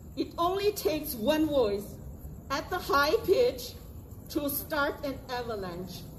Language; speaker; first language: English; non-native, fluent; Uyghur